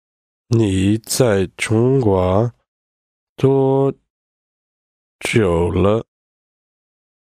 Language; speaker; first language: Chinese; non-native, learner; English